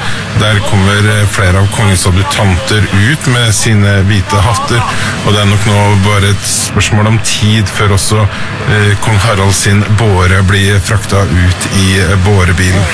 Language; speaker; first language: Norwegian; native; Norwegian